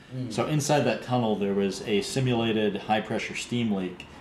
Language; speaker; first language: English; native; English